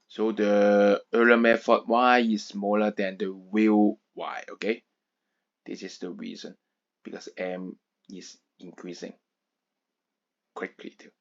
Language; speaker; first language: English; non-native, fluent; Chinese